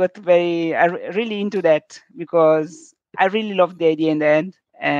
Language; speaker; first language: English; non-native, fluent; Italian